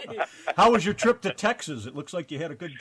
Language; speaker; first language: English; native; English